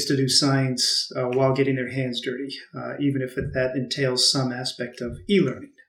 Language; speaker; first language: English; native; English